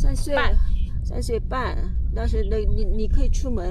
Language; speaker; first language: Chinese; non-native, learner; Korean